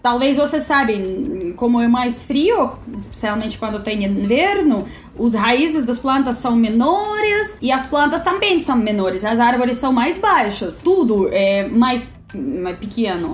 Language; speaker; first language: Portuguese; non-native, fluent; Russian